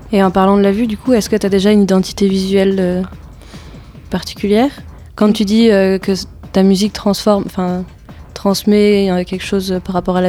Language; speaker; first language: French; native; French